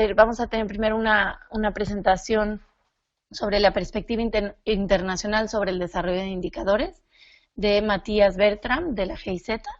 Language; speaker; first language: Spanish; native; Spanish